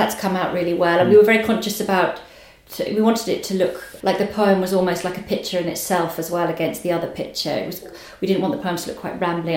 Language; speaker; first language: English; native; English